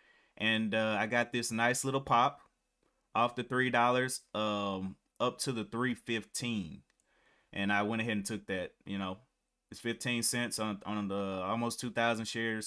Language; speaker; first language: English; native; English